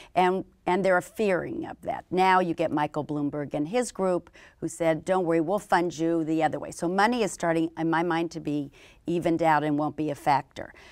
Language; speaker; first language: English; native; English